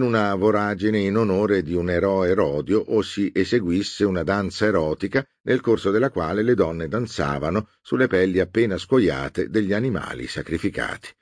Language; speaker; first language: Italian; native; Italian